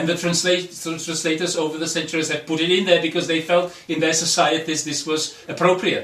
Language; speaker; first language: English; non-native, fluent; Czech